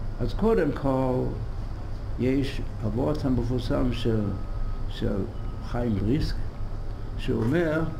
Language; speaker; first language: Hebrew; non-native, fluent; English